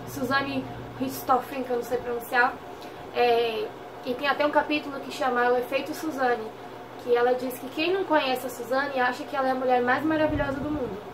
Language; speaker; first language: Portuguese; native; Portuguese